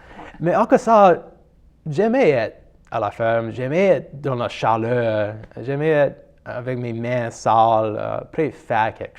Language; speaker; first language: French; non-native, local second language; English